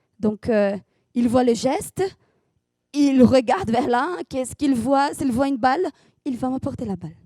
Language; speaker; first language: French; non-native, fluent; Portuguese